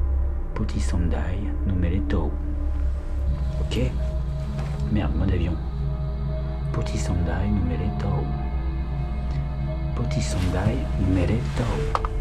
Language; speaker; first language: Romanian; non-native, learner; French